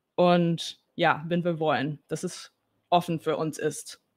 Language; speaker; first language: German; non-native, fluent; English